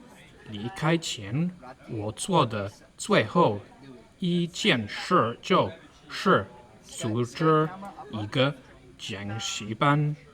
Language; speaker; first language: Chinese; non-native, learner; English